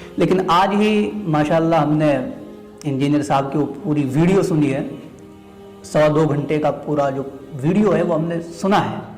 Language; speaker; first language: Urdu; native; Urdu